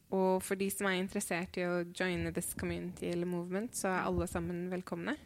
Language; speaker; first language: Norwegian; native; Norwegian